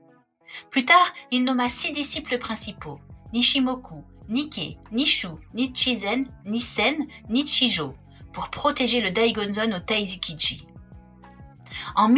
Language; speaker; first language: French; native; French